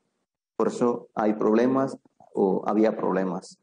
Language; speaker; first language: Spanish; non-native, fluent; Malayalam